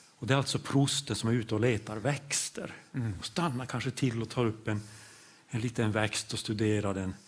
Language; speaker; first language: Swedish; native; Swedish